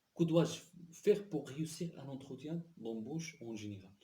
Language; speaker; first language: French; non-native, local second language; Arabic